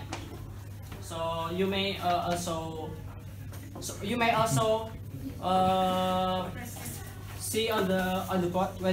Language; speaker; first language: English; non-native, learner; Indonesian